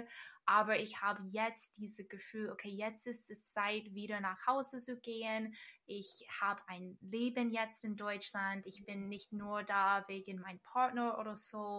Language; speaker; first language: German; non-native, fluent; English